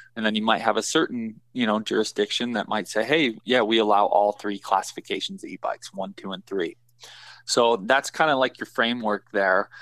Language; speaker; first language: English; native; English